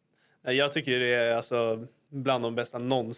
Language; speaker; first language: Swedish; native; Swedish